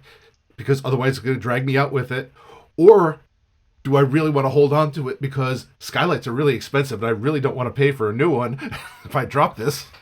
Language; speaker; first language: English; native; English